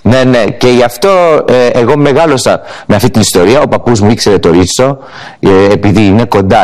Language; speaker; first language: Greek; early bilingual, heritage; English